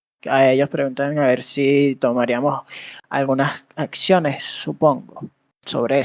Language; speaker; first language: Spanish; native; Spanish